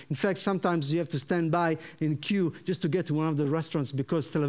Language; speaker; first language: English; non-native, fluent; Hebrew